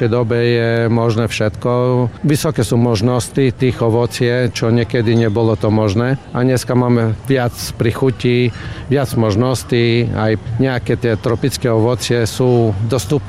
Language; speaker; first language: Slovak; non-native, fluent; Croatian